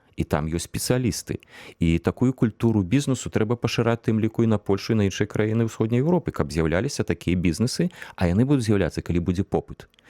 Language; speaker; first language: Belarusian; non-native, local second language; Russian